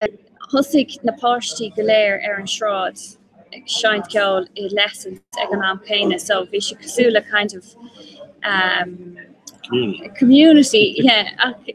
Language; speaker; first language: Irish; non-native, local second language; English